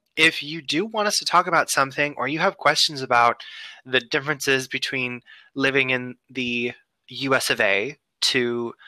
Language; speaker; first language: English; native; English